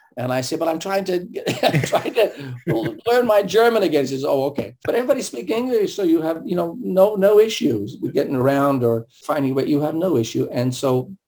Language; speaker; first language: English; early bilingual, other home language; German